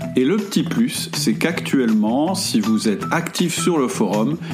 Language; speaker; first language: French; non-native, fluent; German